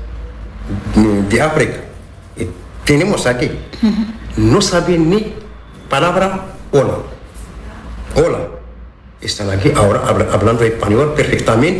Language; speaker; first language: Spanish; non-native, learner; Arabic